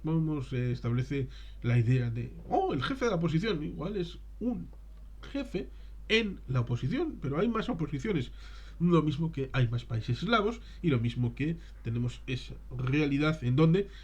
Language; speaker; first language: Spanish; native; Spanish